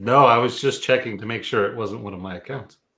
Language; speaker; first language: English; native; English